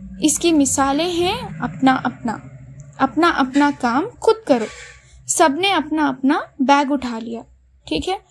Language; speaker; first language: Urdu; native; Urdu